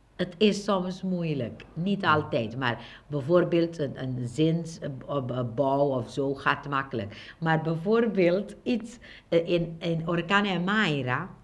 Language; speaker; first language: Dutch; non-native, local second language; Papiamento